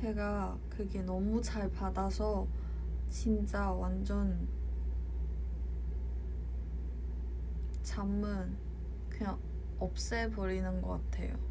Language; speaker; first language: Korean; non-native, fluent; Cantonese